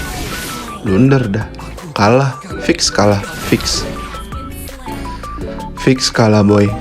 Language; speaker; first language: Indonesian; native; Indonesian